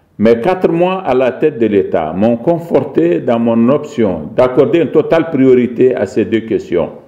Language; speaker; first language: French; non-native, local second language; Arabic